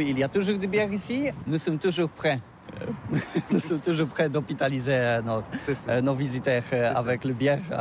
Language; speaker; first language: French; non-native, learner; Polish